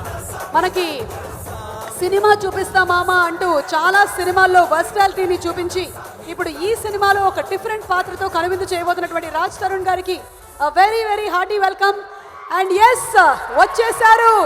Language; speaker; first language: Telugu; native; Telugu